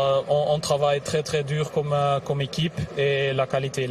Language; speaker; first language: French; non-native, local second language; Dutch